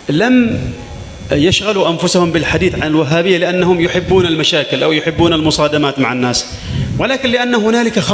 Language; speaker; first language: Arabic; native; Arabic